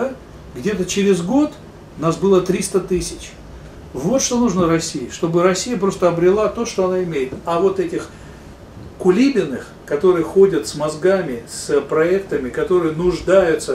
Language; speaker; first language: Russian; native; Russian